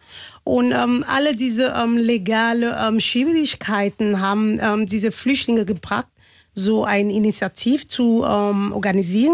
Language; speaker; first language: German; non-native, fluent; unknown